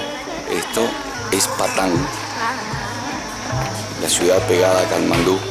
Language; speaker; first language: Spanish; native; Spanish